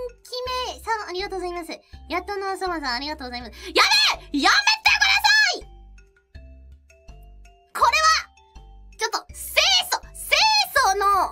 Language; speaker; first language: Japanese; non-native, fluent; English